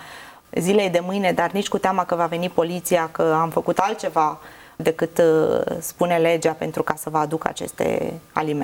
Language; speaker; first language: Romanian; native; Romanian